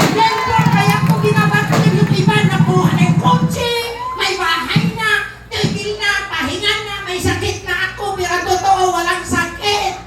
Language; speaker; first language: Filipino; non-native, local second language; Cebuano